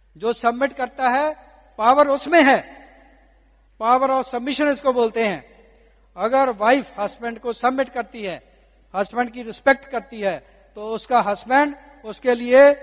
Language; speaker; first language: Hindi; non-native, local second language; Punjabi